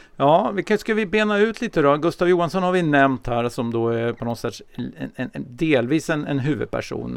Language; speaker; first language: Swedish; native; Swedish